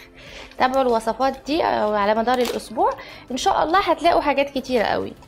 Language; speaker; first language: Arabic; native; Arabic